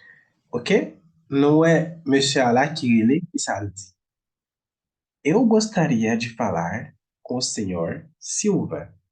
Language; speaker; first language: Portuguese; non-native, fluent; Haitian Creole